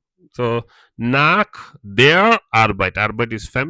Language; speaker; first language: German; non-native, fluent; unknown